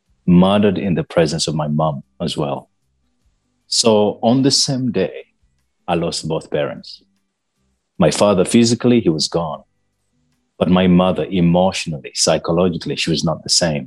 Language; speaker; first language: English; non-native, local second language; Ganda